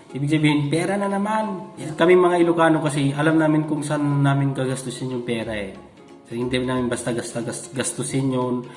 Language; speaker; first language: Filipino; non-native, local second language; Iloko